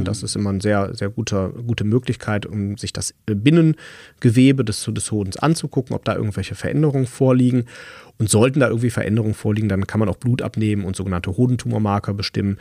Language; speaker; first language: German; native; German